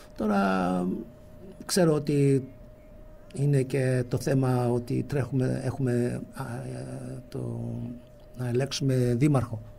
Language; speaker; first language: Greek; early bilingual, heritage; Greek